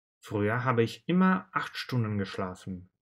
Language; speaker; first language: German; non-native, fluent; Russian